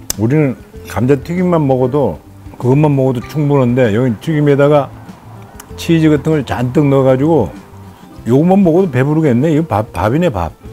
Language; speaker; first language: Korean; native; Korean